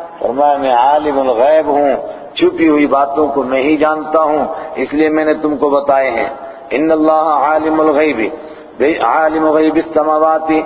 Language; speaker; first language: Urdu; native; Urdu